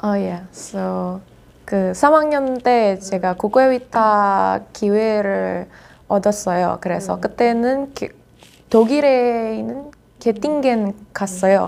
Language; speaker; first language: Korean; non-native, fluent; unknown